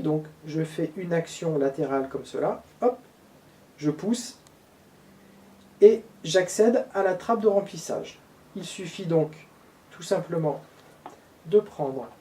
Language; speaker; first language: French; native; French